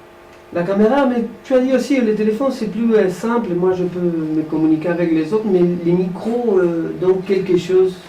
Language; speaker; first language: French; non-native, fluent; Spanish